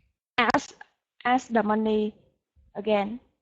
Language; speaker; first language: English; non-native, learner; Vietnamese